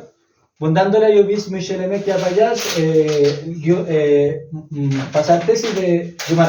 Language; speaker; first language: Turkish; non-native, learner; Spanish